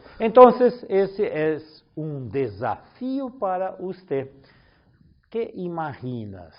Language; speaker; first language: Spanish; non-native, learner; Portuguese